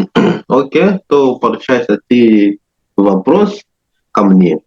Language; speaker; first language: Russian; non-native, learner; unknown